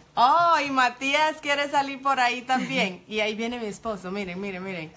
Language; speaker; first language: Spanish; early bilingual, heritage; Spanish